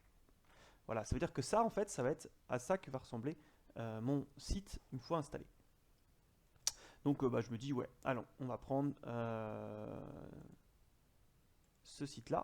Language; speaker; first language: French; native; French